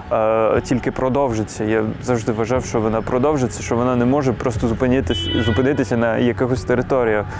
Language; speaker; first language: Ukrainian; non-native, fluent; French